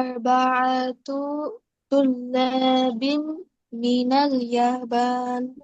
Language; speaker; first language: Arabic; non-native, learner; Bangla